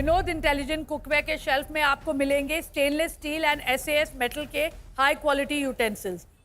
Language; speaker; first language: Hindi; native; Hindi